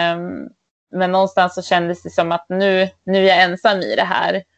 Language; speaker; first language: Swedish; native; Swedish